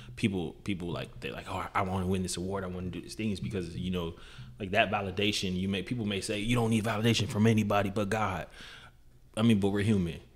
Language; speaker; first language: English; native; English